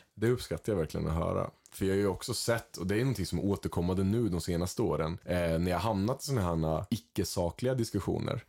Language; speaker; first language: Swedish; early bilingual, other home language; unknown